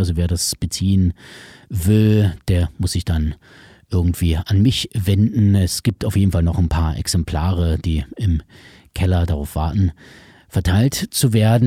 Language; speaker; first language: German; native; German